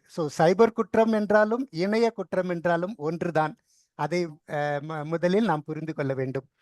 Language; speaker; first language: Tamil; non-native, local second language; Telugu